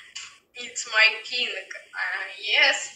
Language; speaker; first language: English; non-native, learner; Russian